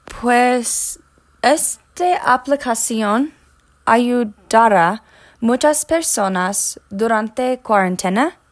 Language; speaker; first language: Spanish; non-native, learner; English